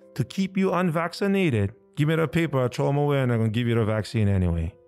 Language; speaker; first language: English; native; English